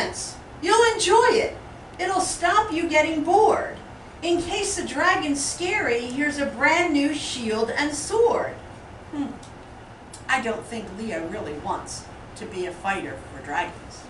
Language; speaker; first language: English; native; English